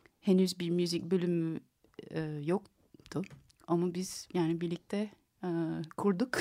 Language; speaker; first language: Turkish; non-native, fluent; English